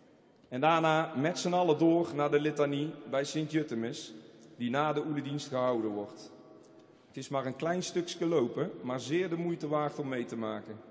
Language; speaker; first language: Dutch; native; Dutch